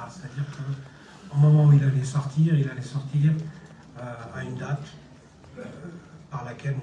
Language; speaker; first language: French; non-native, local second language; Arabic